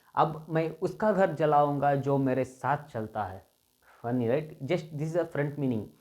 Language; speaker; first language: Hindi; non-native, local second language; Kannada